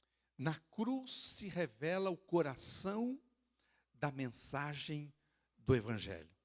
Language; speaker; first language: Portuguese; native; Portuguese